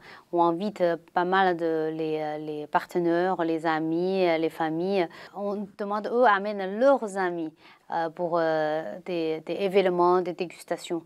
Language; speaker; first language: French; non-native, learner; Chinese